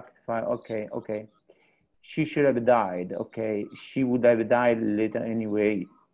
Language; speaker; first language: English; non-native, fluent; Italian